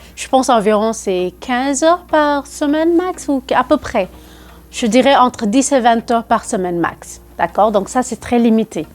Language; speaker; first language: French; non-native, local second language; Wolof